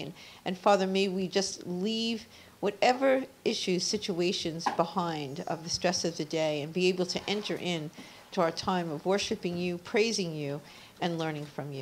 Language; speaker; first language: English; native; English